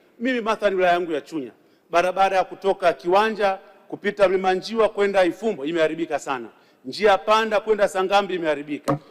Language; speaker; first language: Swahili; native; Swahili